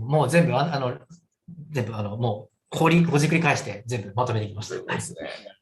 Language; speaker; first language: Japanese; native; Japanese